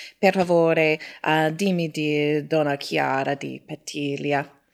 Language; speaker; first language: Italian; non-native, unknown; English